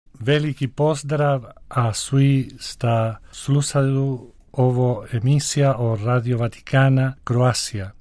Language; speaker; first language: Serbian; early bilingual, heritage; Spanish